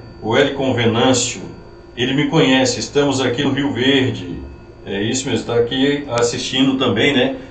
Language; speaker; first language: Portuguese; native; Portuguese